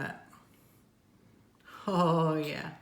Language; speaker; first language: English; native; English